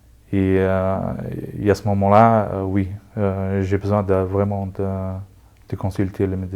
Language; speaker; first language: French; non-native, local second language; Luxembourgish